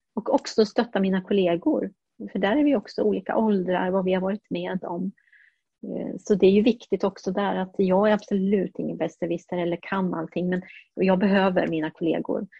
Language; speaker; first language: Swedish; early bilingual, heritage; Swedish